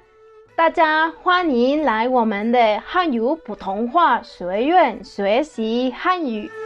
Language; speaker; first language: Chinese; non-native, learner; Spanish